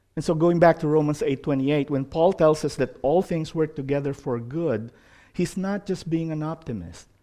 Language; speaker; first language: English; non-native, local second language; Filipino